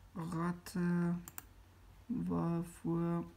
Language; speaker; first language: German; non-native, learner; Persian